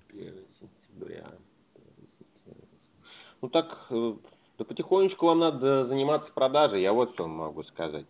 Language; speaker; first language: Russian; native; Russian